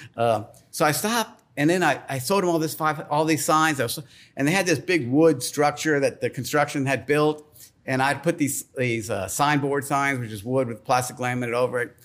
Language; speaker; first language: English; native; English